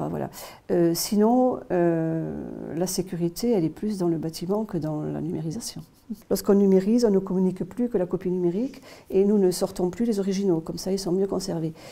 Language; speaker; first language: French; native; French